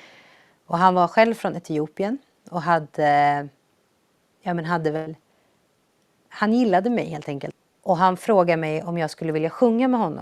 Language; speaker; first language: Swedish; early bilingual, other home language; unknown